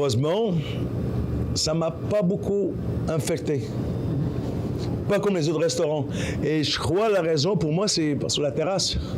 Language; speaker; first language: French; non-native, local second language; Arabic